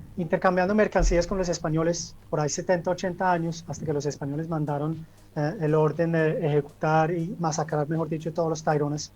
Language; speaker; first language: Spanish; early bilingual, heritage; Spanish